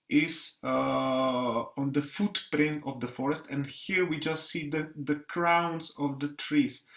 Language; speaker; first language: English; non-native, fluent; Czech